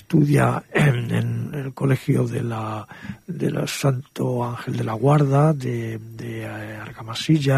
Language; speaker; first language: Spanish; native; Spanish